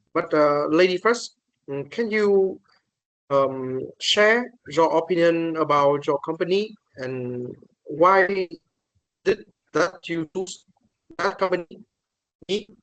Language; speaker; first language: English; non-native, learner; Vietnamese